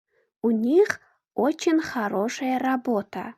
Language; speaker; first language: Russian; non-native, fluent; Uzbek